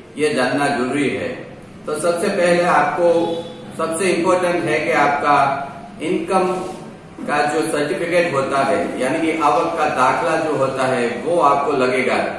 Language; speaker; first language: Hindi; non-native, local second language; Gujarati